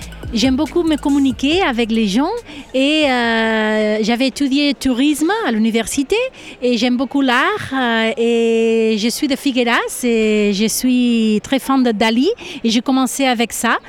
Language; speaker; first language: French; non-native, fluent; Catalan